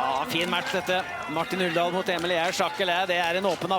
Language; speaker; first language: Norwegian; native; Norwegian